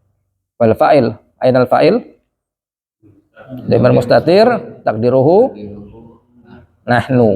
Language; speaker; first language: Arabic; non-native, fluent; Indonesian